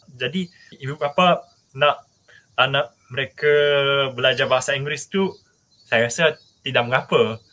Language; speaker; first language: Malay; non-native, fluent; Japanese